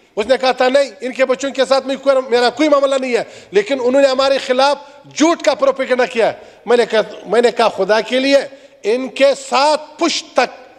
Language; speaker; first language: Urdu; non-native, local second language; Pashto